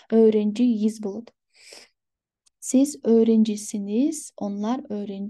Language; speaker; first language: Turkish; non-native, fluent; Kyrgyz